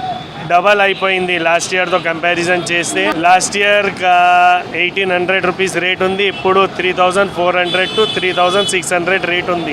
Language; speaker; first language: Telugu; non-native, local second language; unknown